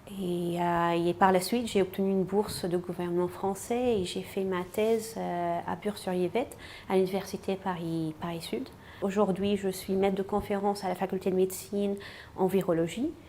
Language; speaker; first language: French; non-native, fluent; Arabic